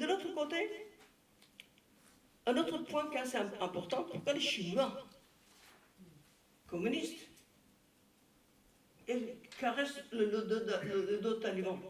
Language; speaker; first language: French; non-native, fluent; Persian